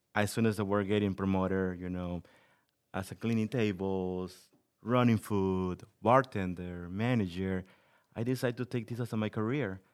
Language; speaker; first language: English; non-native, fluent; Spanish